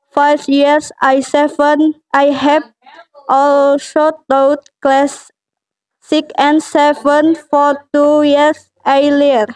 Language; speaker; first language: English; non-native, learner; Indonesian